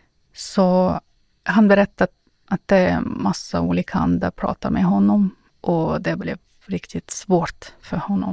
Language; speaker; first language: Swedish; non-native, fluent; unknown